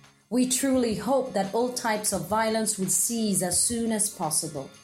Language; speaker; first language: English; non-native, fluent; Italian